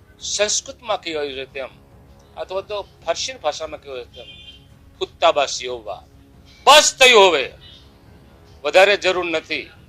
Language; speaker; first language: Gujarati; native; Gujarati